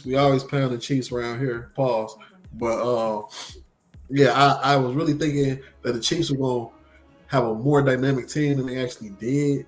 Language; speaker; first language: English; native; English